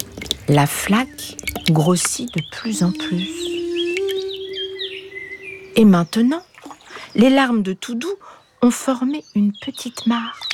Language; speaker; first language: French; native; French